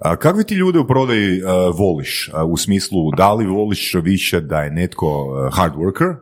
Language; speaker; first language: Croatian; native; Croatian